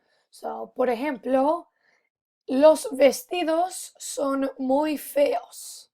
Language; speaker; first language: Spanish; non-native, fluent; English